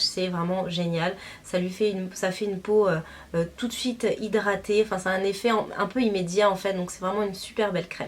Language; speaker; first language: French; native; French